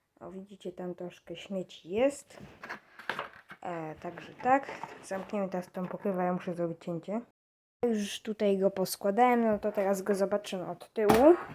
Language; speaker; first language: Polish; native; Polish